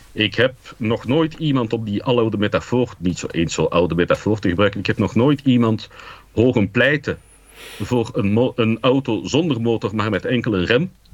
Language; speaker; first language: Dutch; native; Dutch